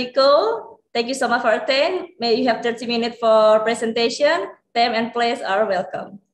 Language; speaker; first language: English; non-native, learner; Indonesian